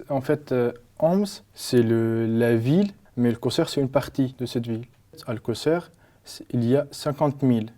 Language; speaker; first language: French; non-native, learner; Arabic